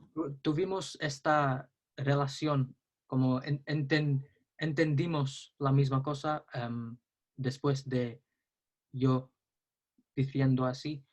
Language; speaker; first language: Spanish; non-native, learner; English